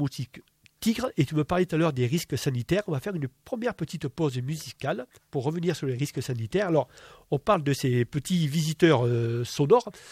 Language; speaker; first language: French; native; French